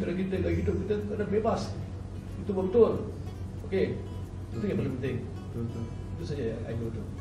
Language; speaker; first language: Malay; native; Malay